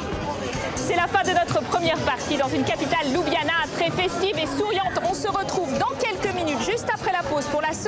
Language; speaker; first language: French; native; French